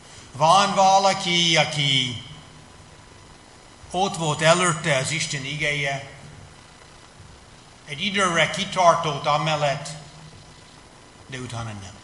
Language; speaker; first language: Hungarian; non-native, fluent; English